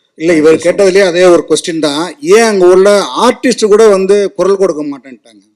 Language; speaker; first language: Tamil; native; Tamil